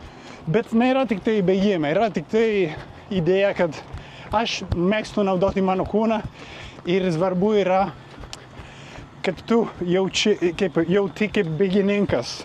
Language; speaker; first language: Lithuanian; non-native, learner; Italian